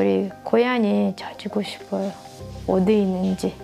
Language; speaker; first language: Korean; early bilingual, heritage; Korean